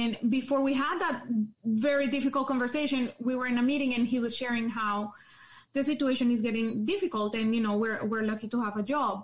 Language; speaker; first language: English; non-native, fluent; Spanish